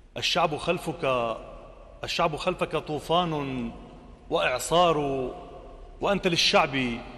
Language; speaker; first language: Arabic; native; Arabic